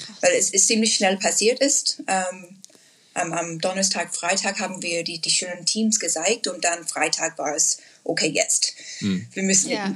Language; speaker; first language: German; non-native, learner; English